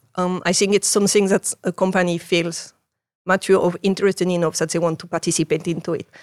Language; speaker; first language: English; non-native, fluent; French